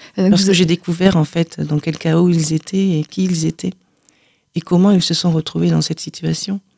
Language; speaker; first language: French; native; French